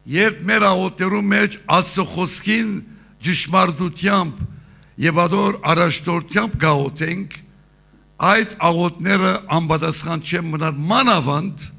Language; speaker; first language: Armenian; early bilingual, heritage; Armenian